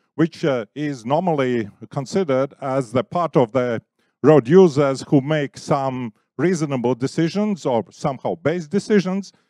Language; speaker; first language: English; non-native, fluent; Latvian